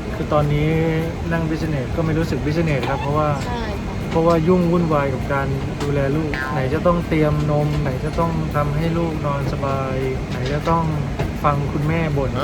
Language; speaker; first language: Thai; native; Thai